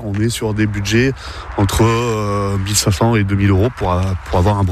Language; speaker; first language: French; native; French